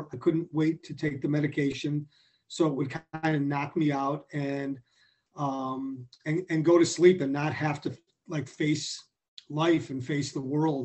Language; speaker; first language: English; native; English